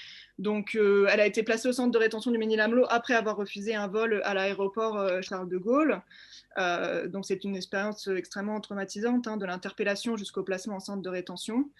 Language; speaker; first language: French; native; French